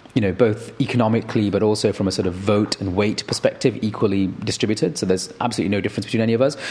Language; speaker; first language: English; native; English